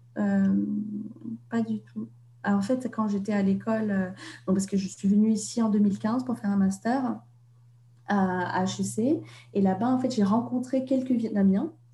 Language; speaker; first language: French; non-native, fluent; Vietnamese